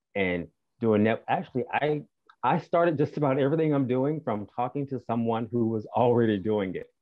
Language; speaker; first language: English; native; English